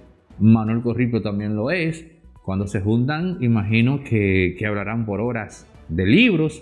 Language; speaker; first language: Spanish; native; Spanish